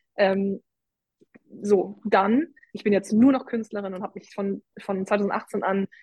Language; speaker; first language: German; native; German